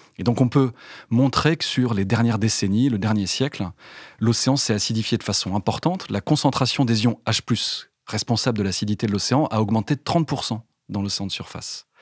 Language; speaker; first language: French; native; French